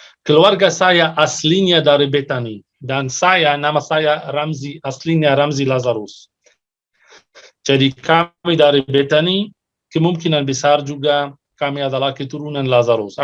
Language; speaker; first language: Indonesian; non-native, fluent; Arabic